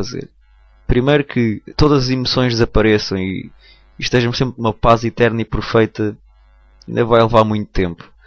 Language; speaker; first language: Portuguese; native; Portuguese